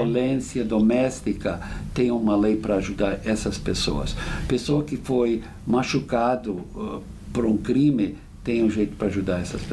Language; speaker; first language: Portuguese; non-native, fluent; English